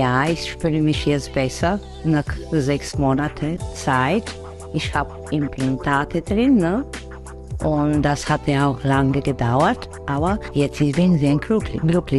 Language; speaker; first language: German; non-native, learner; Bulgarian